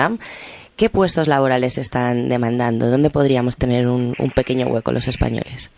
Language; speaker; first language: Spanish; native; Spanish